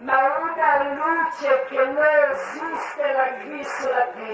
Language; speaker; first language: Italian; non-native, learner; Croatian